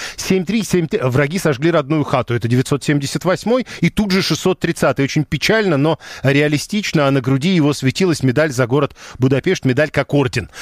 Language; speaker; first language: Russian; native; Russian